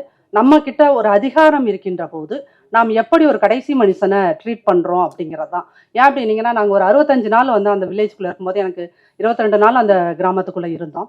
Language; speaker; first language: Tamil; native; Tamil